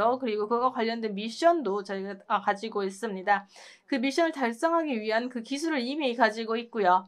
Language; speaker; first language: Korean; native; Korean